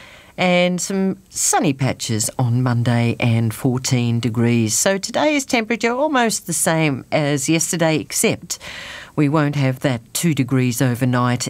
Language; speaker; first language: English; native; English